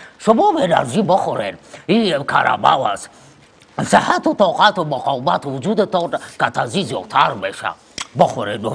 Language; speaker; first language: Persian; native; Persian